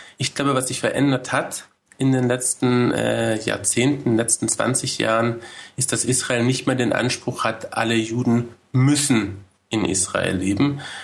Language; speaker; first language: German; early bilingual, other home language; Hebrew